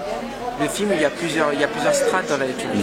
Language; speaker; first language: French; native; French